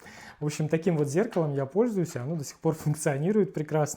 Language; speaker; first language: Russian; native; Russian